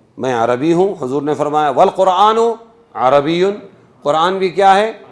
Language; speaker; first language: Urdu; native; Urdu